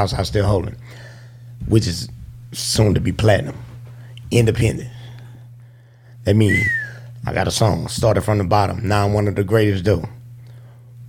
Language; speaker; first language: English; native; English